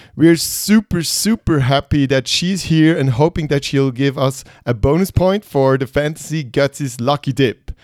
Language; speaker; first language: English; non-native, fluent; Swiss German